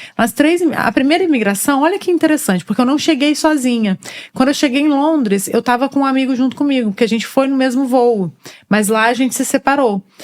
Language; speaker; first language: Portuguese; native; Portuguese